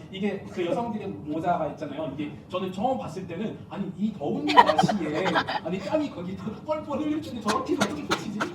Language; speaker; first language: Korean; non-native, fluent; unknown